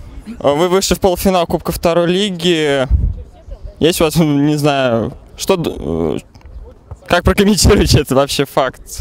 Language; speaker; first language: Russian; native; Russian